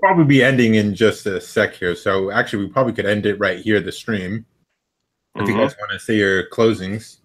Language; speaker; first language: English; native; English